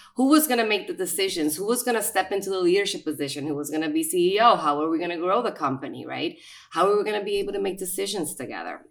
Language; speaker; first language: English; non-native, fluent; Spanish